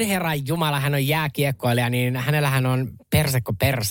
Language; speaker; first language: Finnish; native; Finnish